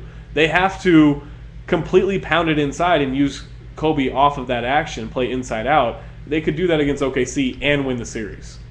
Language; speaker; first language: English; native; English